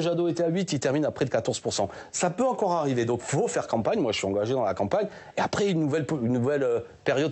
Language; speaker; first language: French; native; French